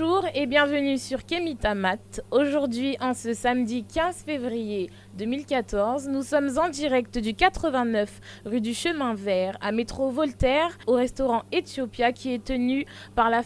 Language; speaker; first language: French; native; French